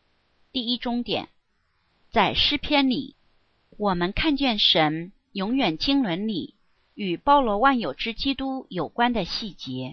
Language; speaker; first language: Chinese; native; Chinese